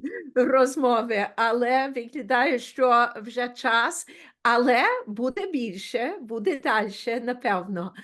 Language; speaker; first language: Ukrainian; early bilingual, heritage; Ukrainian